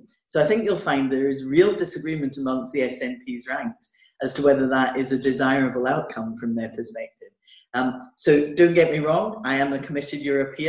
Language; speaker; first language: English; native; English